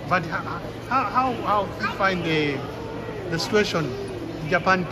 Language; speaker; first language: English; non-native, learner; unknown